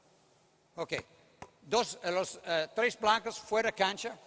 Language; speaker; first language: Spanish; non-native, learner; English